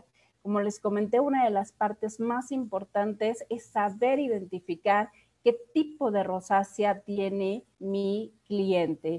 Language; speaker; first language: Spanish; native; Spanish